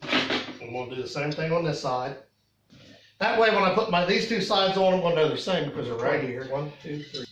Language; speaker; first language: English; native; English